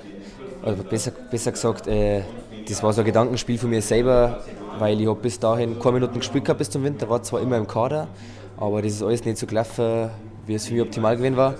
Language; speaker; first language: German; native; German